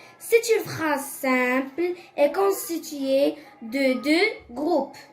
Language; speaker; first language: French; non-native, local second language; Arabic